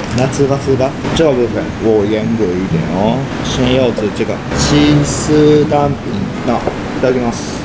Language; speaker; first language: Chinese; non-native, fluent; Japanese